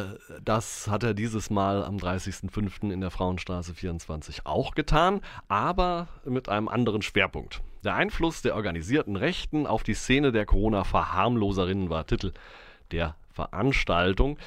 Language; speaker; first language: German; native; German